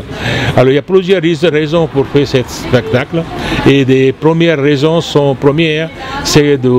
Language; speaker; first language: French; non-native, fluent; Punjabi